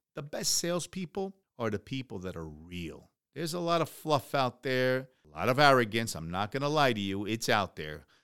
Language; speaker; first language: English; early bilingual, other home language; Spanish